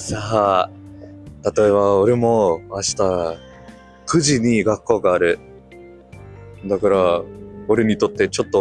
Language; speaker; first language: Japanese; non-native, learner; English